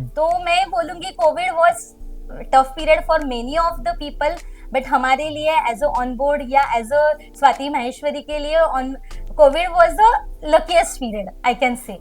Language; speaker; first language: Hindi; non-native, local second language; Marwari